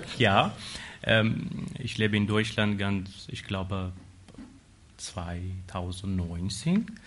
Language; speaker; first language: German; non-native, learner; Persian